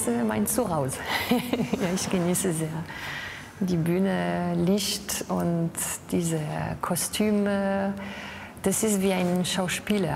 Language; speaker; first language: German; non-native, fluent; French